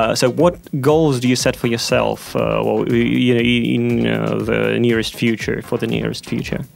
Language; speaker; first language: English; non-native, fluent; Russian